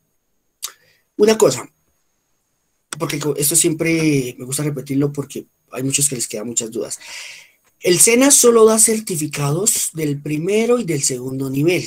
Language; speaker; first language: Spanish; native; Spanish